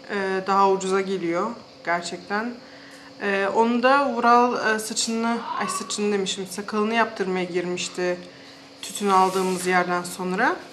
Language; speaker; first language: Turkish; early bilingual, heritage; Turkish